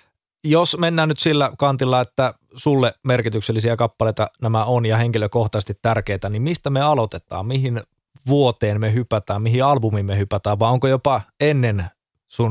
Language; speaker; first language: Finnish; native; Finnish